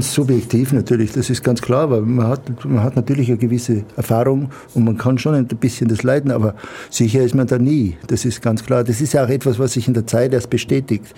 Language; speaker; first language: German; native; German